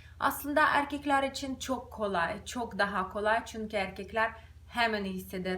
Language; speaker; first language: Turkish; non-native, fluent; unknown